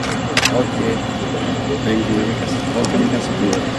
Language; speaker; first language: English; non-native, learner; Indonesian